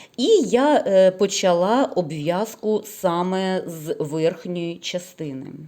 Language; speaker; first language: Ukrainian; non-native, local second language; Russian